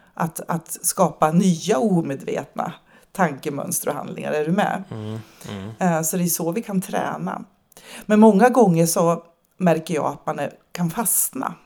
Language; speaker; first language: Swedish; native; Swedish